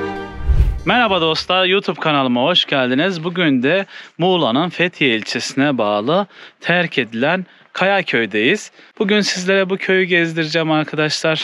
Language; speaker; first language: Turkish; native; Turkish